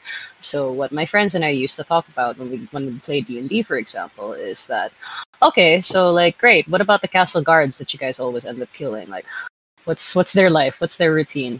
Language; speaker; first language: English; non-native, local second language; Filipino